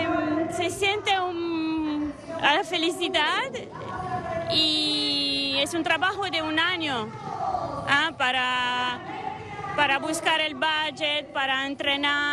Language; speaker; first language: Spanish; non-native, learner; Italian